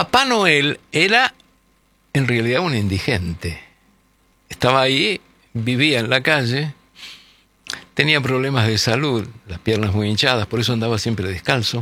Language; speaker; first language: Spanish; native; Spanish